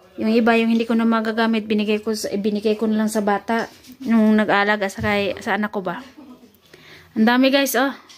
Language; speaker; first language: Filipino; non-native, local second language; Cebuano